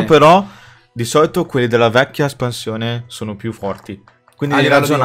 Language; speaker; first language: Italian; native; Italian